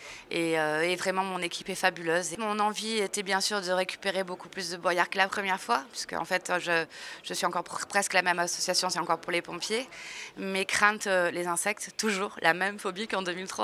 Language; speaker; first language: French; native; French